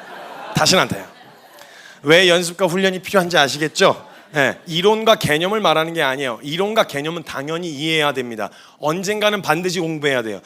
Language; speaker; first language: Korean; native; Korean